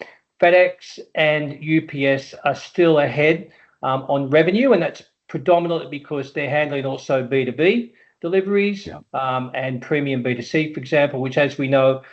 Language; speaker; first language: English; native; English